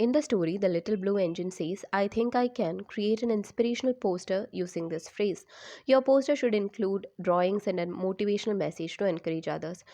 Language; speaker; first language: English; non-native, local second language; Malayalam